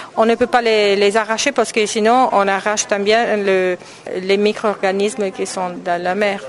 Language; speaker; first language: French; non-native, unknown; Italian